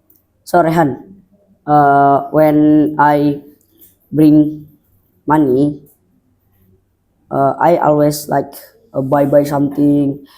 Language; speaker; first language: English; non-native, learner; Indonesian